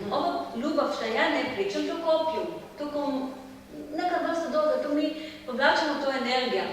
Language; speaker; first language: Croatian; non-native, learner; Hebrew